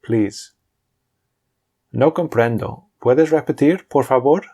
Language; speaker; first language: Spanish; non-native, fluent; English